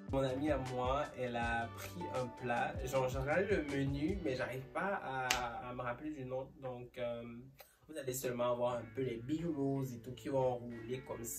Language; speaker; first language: French; native; French